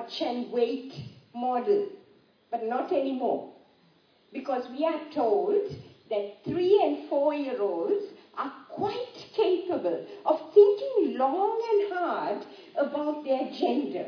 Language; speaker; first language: English; non-native, local second language; Sinhala